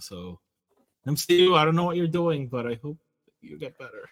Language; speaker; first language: English; non-native, local second language; Spanish